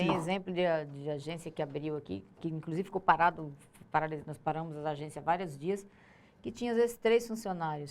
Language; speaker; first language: Portuguese; native; Portuguese